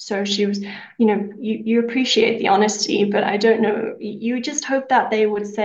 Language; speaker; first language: English; native; English